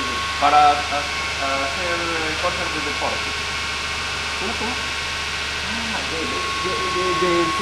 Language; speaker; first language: Spanish; non-native, learner; French